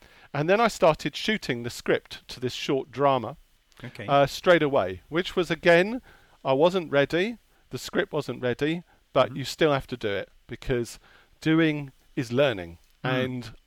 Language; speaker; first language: English; native; English